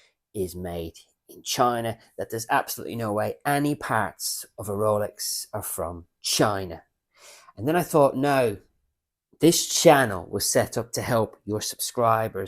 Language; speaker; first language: English; native; English